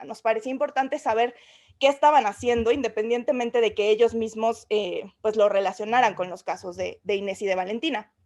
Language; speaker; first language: Spanish; native; Spanish